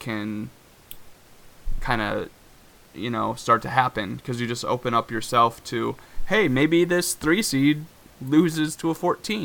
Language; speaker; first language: English; native; English